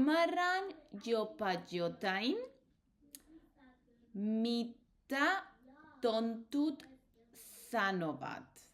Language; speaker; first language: Finnish; non-native, learner; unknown